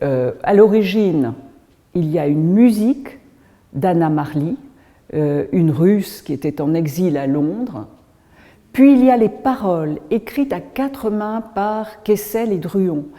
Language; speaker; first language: French; native; French